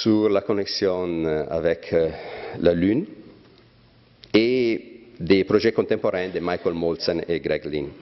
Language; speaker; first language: French; non-native, fluent; Italian